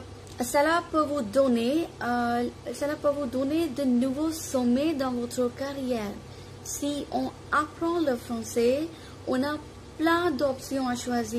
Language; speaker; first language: French; non-native, fluent; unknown